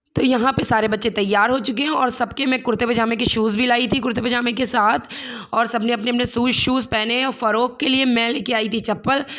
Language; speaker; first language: Hindi; native; Hindi